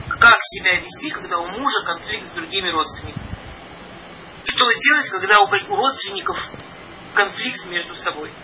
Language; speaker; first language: Russian; early bilingual, heritage; Russian